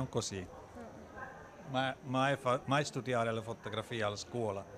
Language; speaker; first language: Italian; non-native, learner; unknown